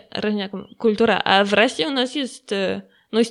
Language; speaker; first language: Russian; non-native, learner; French